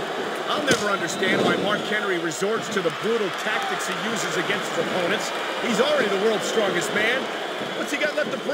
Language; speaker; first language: English; native; English